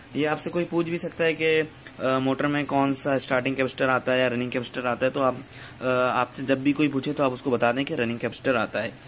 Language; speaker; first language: Urdu; native; Urdu